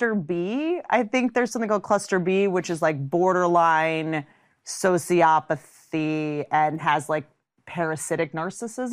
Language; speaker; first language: English; native; English